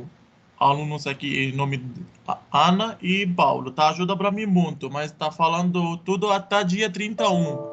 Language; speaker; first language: Portuguese; non-native, learner; Arabic